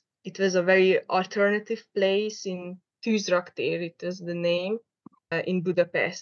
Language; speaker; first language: English; non-native, fluent; Hungarian